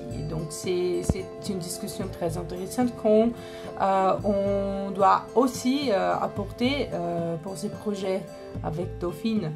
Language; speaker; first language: French; non-native, fluent; Portuguese